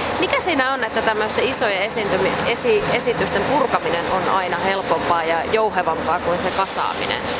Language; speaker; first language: Finnish; native; Finnish